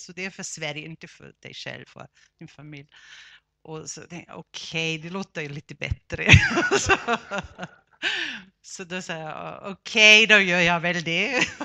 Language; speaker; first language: Swedish; non-native, fluent; German